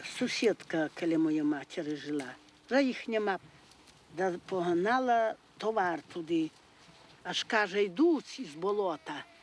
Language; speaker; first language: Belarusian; native; Belarusian